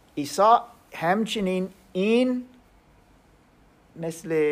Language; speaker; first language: Persian; non-native, learner; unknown